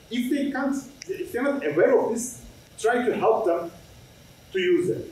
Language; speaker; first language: English; non-native, fluent; Turkish